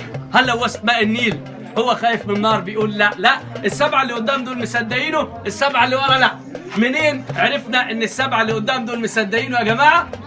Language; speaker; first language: Arabic; native; Arabic